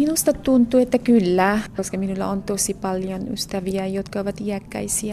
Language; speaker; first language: Finnish; non-native, fluent; Bangla